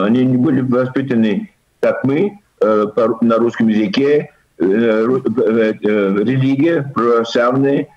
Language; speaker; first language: Russian; early bilingual, heritage; Russian